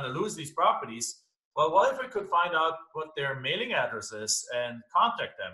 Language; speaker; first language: English; non-native, fluent; German